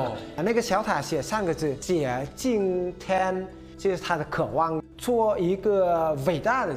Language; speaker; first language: Chinese; non-native, fluent; Vietnamese